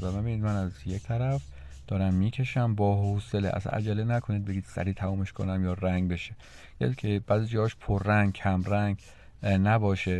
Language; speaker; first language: Persian; native; Persian